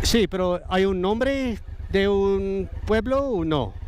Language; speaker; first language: Spanish; non-native, learner; English